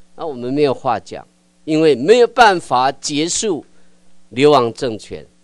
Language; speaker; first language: Chinese; non-native, local second language; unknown